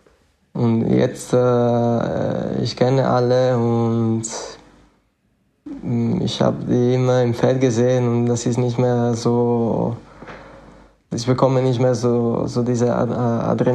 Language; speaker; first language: German; non-native, fluent; Italian